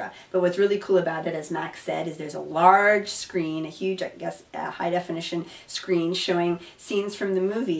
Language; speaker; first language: English; native; English